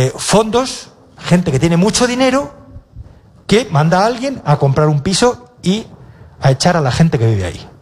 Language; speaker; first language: Spanish; native; Spanish